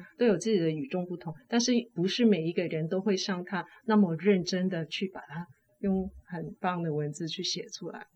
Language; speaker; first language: Chinese; non-native, fluent; Cantonese